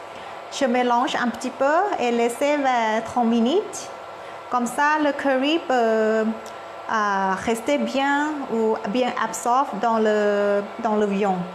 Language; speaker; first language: French; non-native, learner; Thai